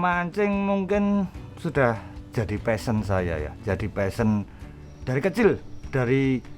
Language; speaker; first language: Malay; non-native, local second language; Javanese